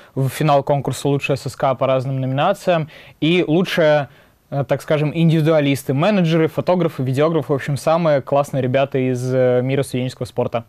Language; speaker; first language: Russian; native; Russian